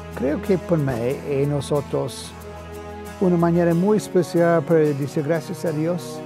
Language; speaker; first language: Spanish; non-native, fluent; English